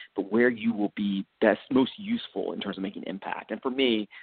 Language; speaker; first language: English; native; English